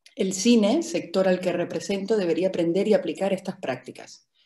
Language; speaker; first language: Spanish; native; Spanish